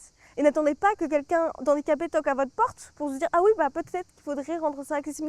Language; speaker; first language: French; native; French